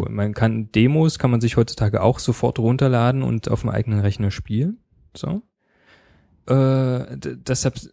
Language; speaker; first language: German; native; German